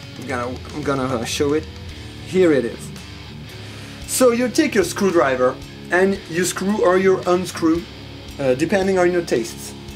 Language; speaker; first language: English; non-native, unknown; French